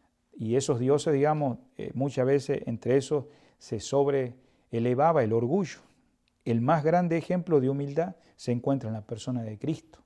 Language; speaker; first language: Spanish; native; Spanish